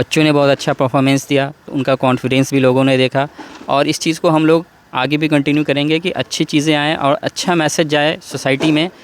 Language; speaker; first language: Hindi; native; Hindi